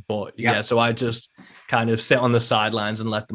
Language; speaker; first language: English; native; English